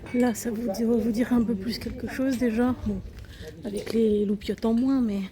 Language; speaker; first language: French; native; French